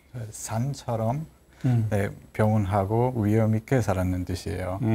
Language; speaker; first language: Korean; non-native, learner; German